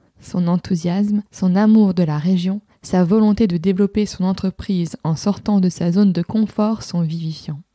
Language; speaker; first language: French; native; French